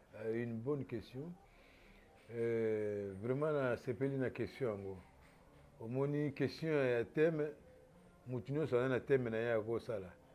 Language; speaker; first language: Lingala; native; Lingala